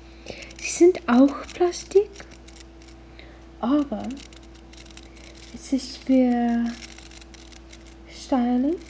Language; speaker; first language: German; non-native, learner; English